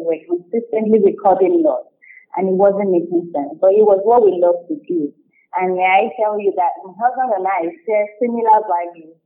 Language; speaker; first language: English; non-native, local second language; Yoruba